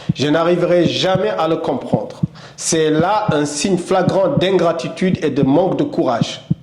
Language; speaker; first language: French; non-native, local second language; Wolof